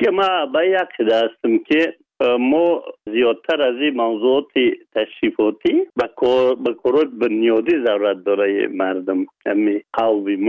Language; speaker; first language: Persian; non-native, local second language; Uzbek